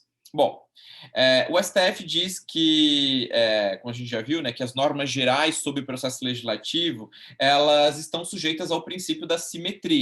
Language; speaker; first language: Portuguese; native; Portuguese